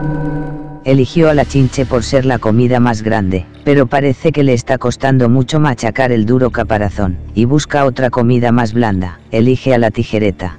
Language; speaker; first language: Spanish; native; Spanish